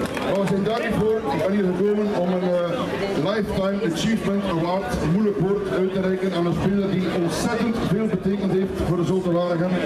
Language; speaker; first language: Dutch; native; Dutch